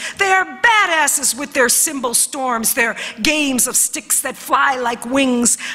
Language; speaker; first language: English; early bilingual, other home language; Spanish